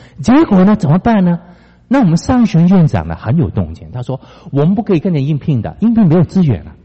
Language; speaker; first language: Chinese; non-native, local second language; Cantonese